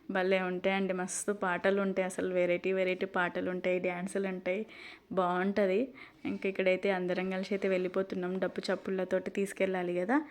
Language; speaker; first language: Telugu; non-native, local second language; Lambadi